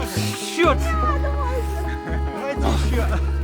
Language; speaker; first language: Russian; non-native, fluent; Dutch